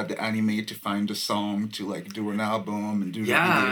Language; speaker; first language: English; non-native, fluent; French